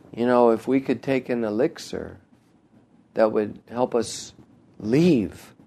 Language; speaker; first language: English; native; English